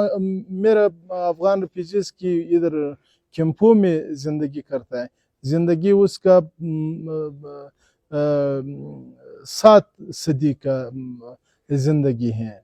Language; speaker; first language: Hindi; non-native, fluent; Pashto